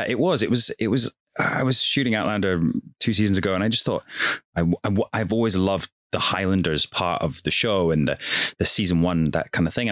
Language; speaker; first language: English; native; English